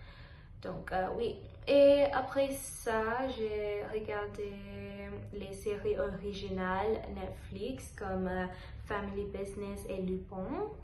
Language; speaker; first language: French; non-native, learner; Telugu